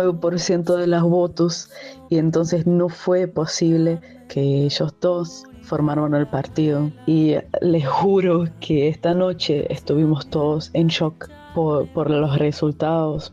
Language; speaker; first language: Spanish; non-native, fluent; German